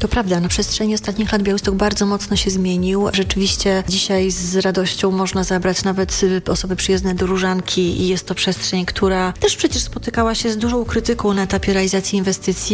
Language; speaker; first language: Polish; native; Polish